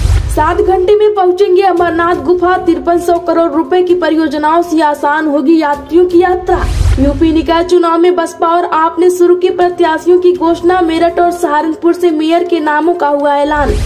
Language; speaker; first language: Hindi; native; Hindi